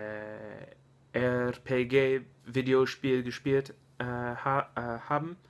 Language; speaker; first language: German; non-native, learner; English